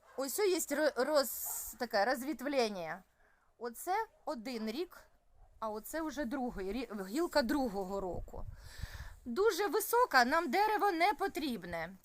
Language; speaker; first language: Ukrainian; non-native, local second language; Russian